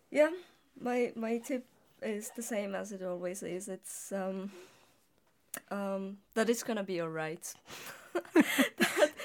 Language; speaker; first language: English; non-native, fluent; Estonian